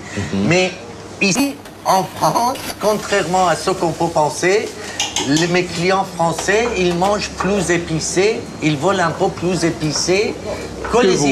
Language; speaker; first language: French; non-native, fluent; Persian